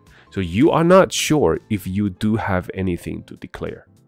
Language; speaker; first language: English; non-native, fluent; Chinese